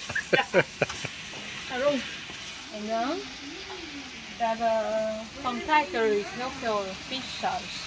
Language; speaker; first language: Dutch; non-native, learner; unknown